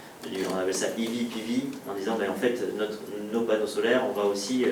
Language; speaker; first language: French; native; French